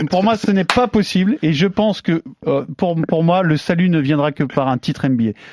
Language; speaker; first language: French; native; French